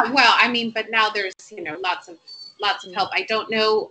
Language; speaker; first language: English; non-native, fluent; Spanish